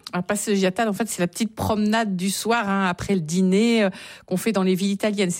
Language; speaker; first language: French; native; French